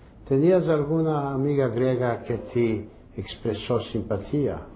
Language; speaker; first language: Spanish; early bilingual, heritage; Ladino